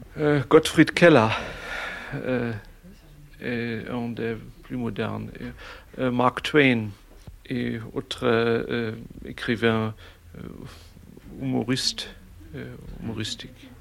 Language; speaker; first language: French; non-native, learner; German